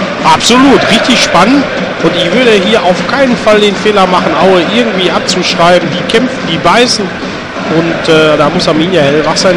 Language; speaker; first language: German; native; German